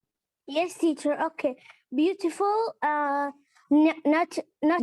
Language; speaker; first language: English; non-native, learner; Arabic